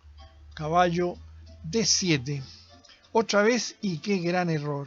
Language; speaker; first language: Spanish; native; Spanish